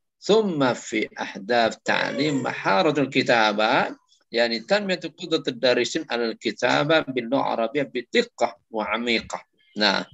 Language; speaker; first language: Arabic; non-native, fluent; Indonesian